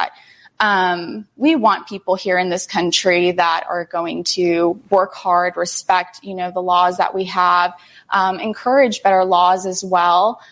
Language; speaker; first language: English; early bilingual, other home language; Spanish